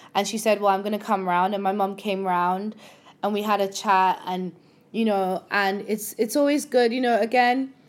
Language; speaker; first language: English; non-native, local second language; Yoruba